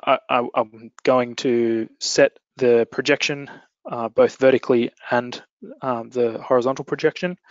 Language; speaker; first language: English; native; English